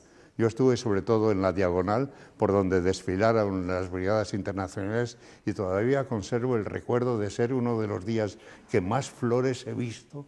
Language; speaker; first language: Spanish; native; Spanish